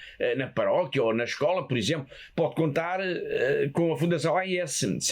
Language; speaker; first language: Portuguese; native; Portuguese